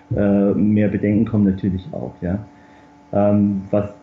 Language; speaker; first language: German; early bilingual, other home language; Korean